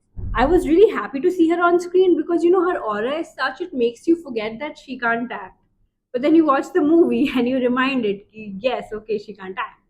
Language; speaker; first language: English; non-native, local second language; Hindi